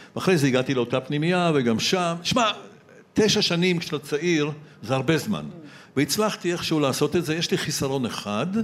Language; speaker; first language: Hebrew; early bilingual, other home language; Polish